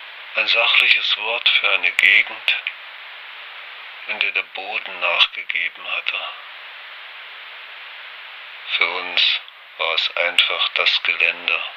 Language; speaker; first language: German; native; German